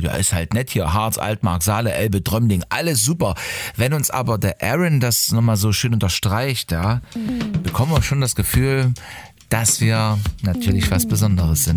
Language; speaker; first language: German; native; German